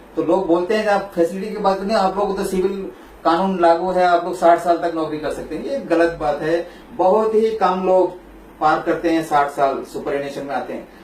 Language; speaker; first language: Hindi; non-native, local second language; Malayalam